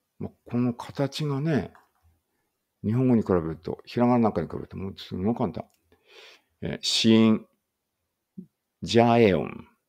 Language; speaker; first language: Japanese; native; Japanese